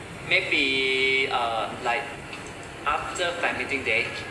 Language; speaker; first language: English; non-native, learner; Thai